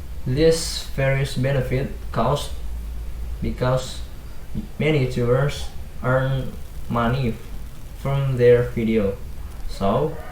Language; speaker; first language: English; non-native, learner; Indonesian